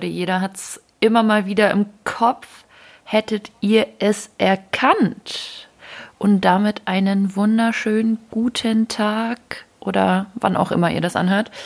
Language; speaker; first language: German; early bilingual, other home language; Ukrainian